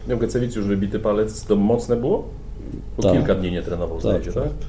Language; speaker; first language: Polish; native; Polish